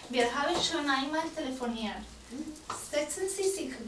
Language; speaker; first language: German; non-native, learner; Spanish